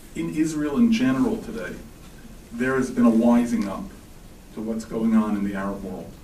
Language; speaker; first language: English; native; English